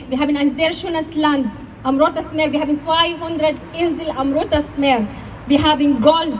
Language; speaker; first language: German; non-native, fluent; Arabic